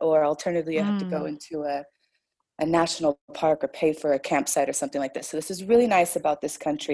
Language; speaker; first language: English; native; English